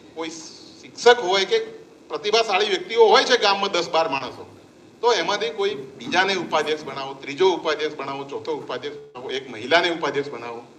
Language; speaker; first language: Gujarati; non-native, local second language; Bhili